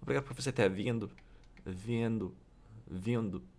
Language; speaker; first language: Portuguese; non-native, fluent; English